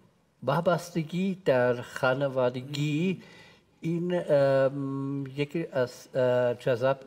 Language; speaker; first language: Persian; non-native, learner; German